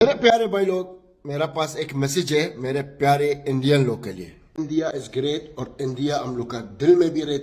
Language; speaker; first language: Hindi; non-native, learner; Arabic